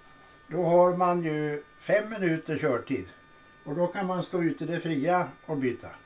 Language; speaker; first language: Swedish; native; Swedish